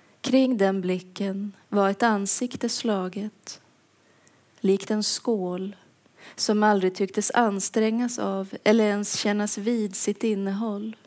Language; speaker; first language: Swedish; native; Swedish